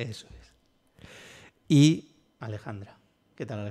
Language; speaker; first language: Spanish; native; Spanish